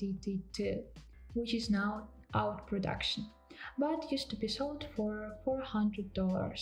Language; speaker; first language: English; non-native, fluent; Ukrainian